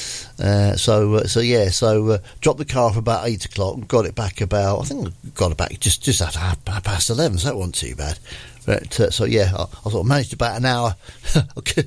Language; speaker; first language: English; native; English